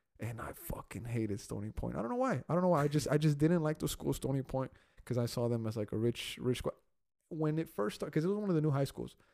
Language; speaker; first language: English; early bilingual, other home language; Spanish